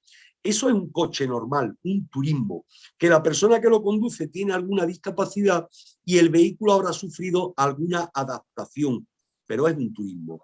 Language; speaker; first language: Spanish; native; Spanish